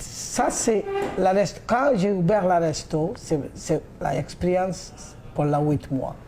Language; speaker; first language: French; non-native, learner; Bangla